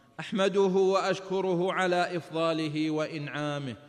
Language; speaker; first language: Arabic; native; Arabic